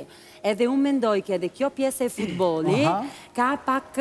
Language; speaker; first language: Albanian; non-native, learner; Italian